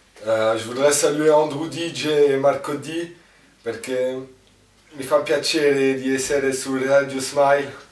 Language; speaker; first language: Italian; non-native, learner; French